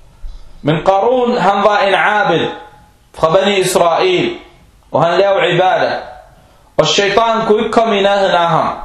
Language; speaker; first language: Danish; early bilingual, other home language; Arabic